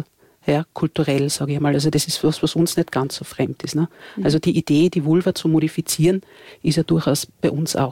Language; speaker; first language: German; native; German